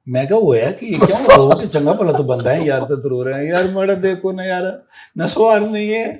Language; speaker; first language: Urdu; non-native, local second language; Punjabi